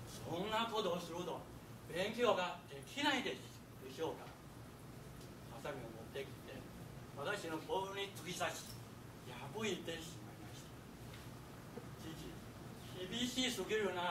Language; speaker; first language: Japanese; non-native, fluent; Chinese